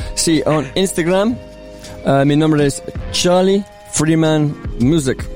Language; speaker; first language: Spanish; non-native, learner; English